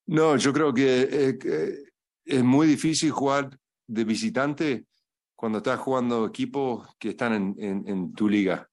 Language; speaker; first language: Spanish; non-native, fluent; English